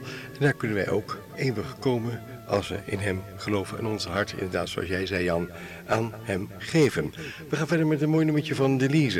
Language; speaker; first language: Dutch; native; Dutch